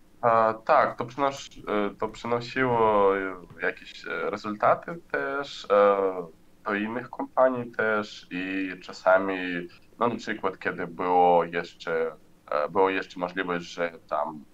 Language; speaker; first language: Polish; non-native, learner; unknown